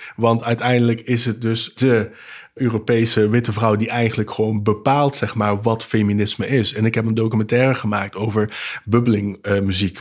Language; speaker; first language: Dutch; non-native, local second language; Papiamento